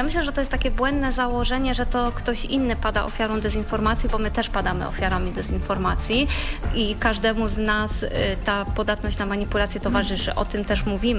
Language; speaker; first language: Polish; native; Polish